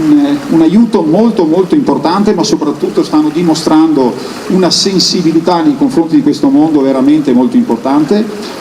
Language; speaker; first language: Italian; native; Italian